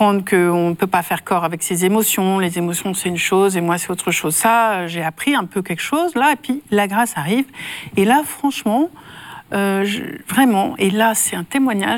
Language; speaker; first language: French; native; French